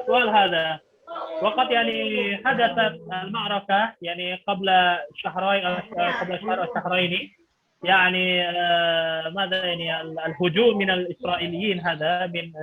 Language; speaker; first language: Arabic; non-native, fluent; Indonesian